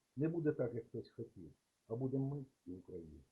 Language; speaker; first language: Ukrainian; native; Ukrainian